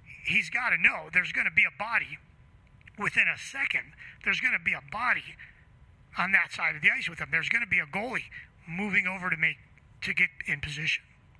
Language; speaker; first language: English; native; English